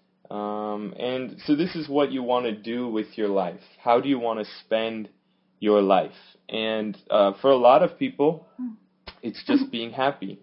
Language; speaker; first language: English; native; English